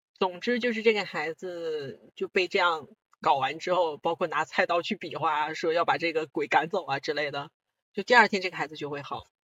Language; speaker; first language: Chinese; non-native, local second language; Korean